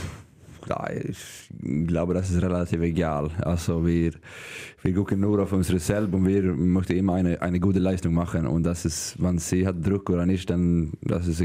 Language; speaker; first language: German; non-native, learner; Swedish